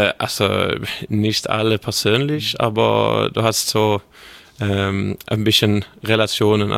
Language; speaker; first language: German; non-native, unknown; Swedish